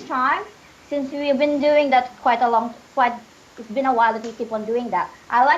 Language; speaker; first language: English; non-native, fluent; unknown